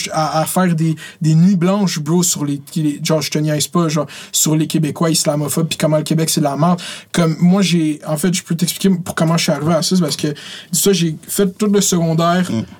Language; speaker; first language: French; native; French